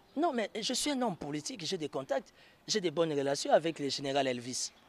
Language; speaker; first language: French; non-native, local second language; Lingala